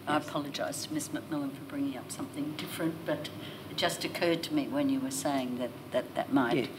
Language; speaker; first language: English; native; English